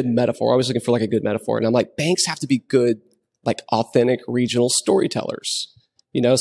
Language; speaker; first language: English; native; English